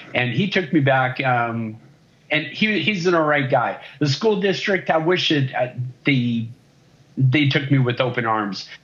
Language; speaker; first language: English; native; English